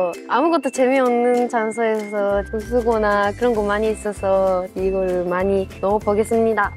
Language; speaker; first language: Korean; non-native, learner; Japanese